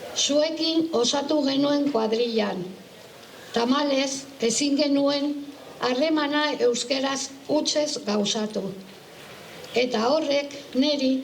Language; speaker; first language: Basque; non-native, local second language; Spanish